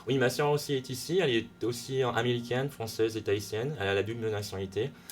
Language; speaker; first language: French; non-native, local second language; Hakka Chinese